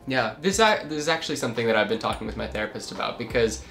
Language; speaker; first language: English; native; English